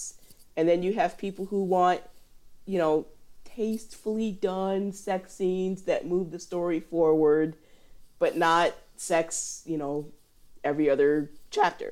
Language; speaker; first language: English; native; English